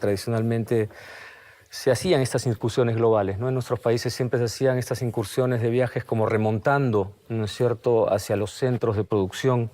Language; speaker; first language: Spanish; native; Spanish